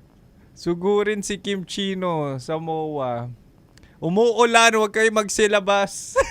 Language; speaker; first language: Filipino; native; Filipino